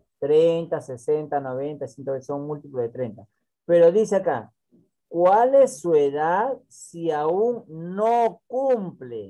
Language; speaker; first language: Spanish; native; Spanish